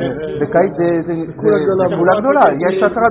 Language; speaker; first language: Hebrew; non-native, fluent; French